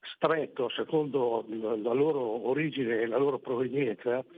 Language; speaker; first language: Italian; native; Italian